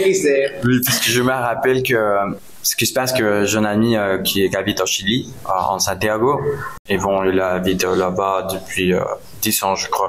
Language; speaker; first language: French; non-native, learner; Spanish